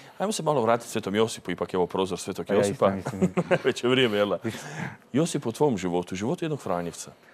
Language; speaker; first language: Croatian; native; Croatian